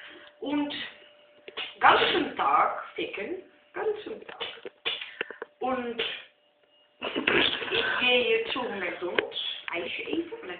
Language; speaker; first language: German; non-native, learner; Dutch